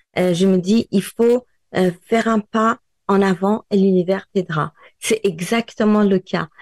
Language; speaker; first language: French; non-native, fluent; Persian